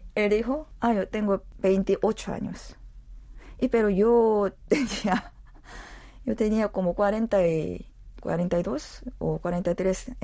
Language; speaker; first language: Spanish; non-native, learner; Korean